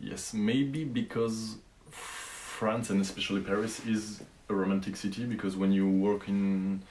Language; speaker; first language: English; non-native, fluent; French